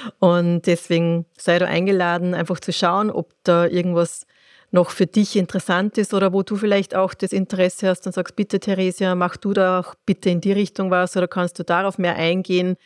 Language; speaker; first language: German; native; German